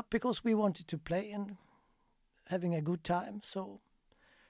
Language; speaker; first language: English; non-native, fluent; Swedish